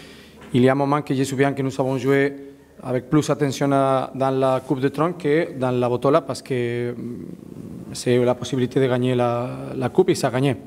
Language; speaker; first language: French; non-native, learner; Spanish